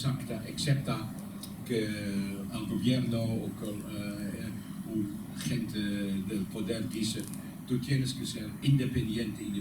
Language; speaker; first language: Spanish; non-native, learner; Dutch